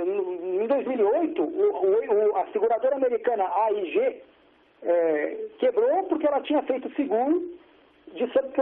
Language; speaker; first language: Portuguese; native; Portuguese